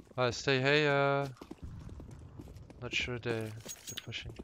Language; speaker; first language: English; non-native, fluent; French